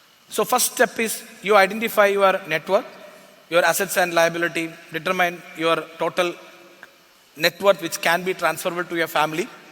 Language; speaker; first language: English; non-native, local second language; Malayalam